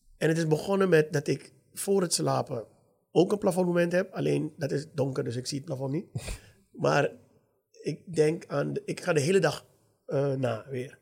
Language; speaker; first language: Dutch; native; Dutch